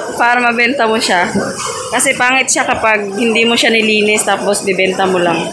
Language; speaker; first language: Filipino; non-native, local second language; Cebuano